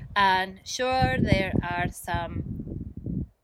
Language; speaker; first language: English; non-native, fluent; Spanish